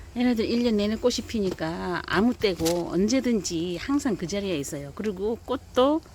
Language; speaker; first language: Korean; native; Korean